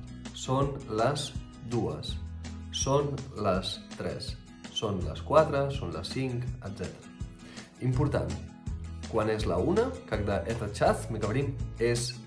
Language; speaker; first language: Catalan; non-native, fluent; Russian